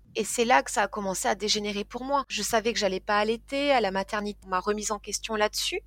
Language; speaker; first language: French; native; French